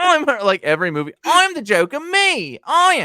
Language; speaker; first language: English; native; English